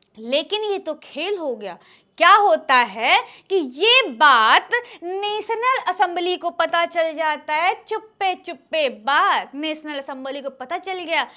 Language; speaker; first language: Hindi; native; Hindi